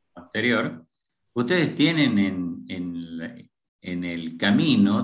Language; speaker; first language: Spanish; native; Spanish